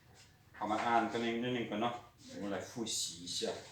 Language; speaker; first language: Chinese; non-native, fluent; Lao